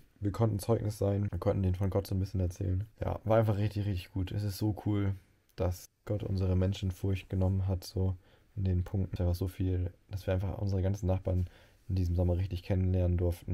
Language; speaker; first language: German; native; German